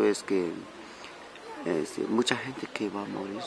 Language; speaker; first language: Spanish; non-native, local second language; Tzotzil